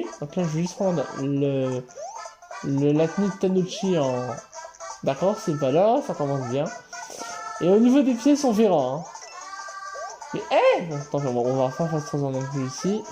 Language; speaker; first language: French; native; French